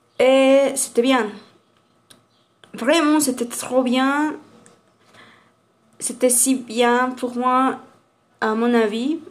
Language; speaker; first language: French; non-native, learner; Spanish